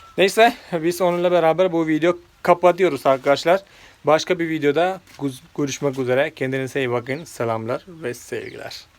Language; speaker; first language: Turkish; non-native, fluent; Malayalam